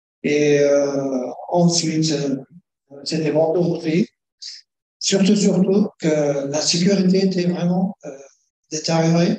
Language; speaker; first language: French; non-native, fluent; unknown